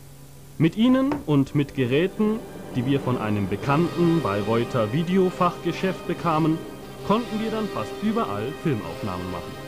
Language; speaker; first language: German; native; German